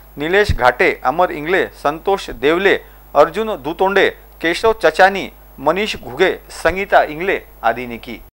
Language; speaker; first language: Hindi; non-native, local second language; Marathi